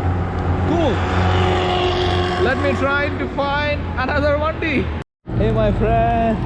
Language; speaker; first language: English; non-native, local second language; Malayalam